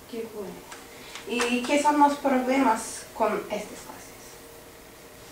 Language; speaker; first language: Spanish; non-native, learner; English